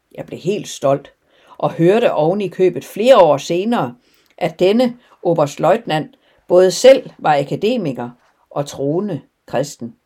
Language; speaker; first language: Danish; native; Danish